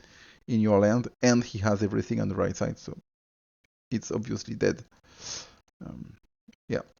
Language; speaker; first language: English; non-native, fluent; French